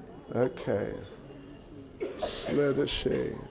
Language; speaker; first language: Russian; non-native, learner; English